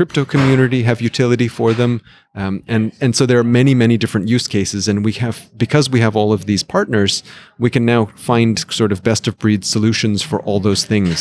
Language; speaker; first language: English; native; English